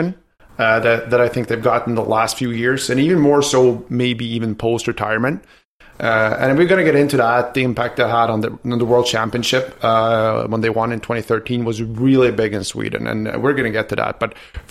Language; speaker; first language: English; non-native, fluent; Swedish